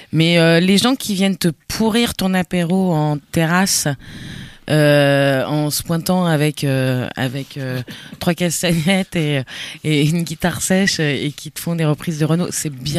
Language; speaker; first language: French; native; French